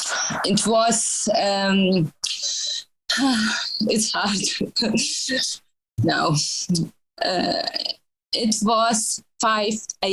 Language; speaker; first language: English; non-native, learner; Ukrainian